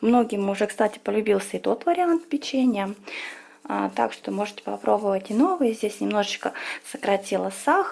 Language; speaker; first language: Russian; native; Russian